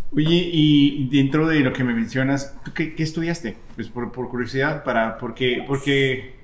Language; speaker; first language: Spanish; native; Spanish